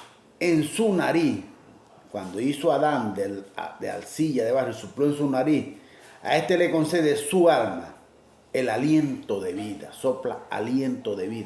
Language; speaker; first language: Spanish; native; Spanish